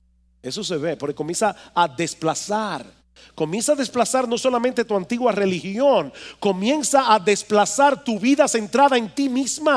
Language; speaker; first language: Spanish; native; Spanish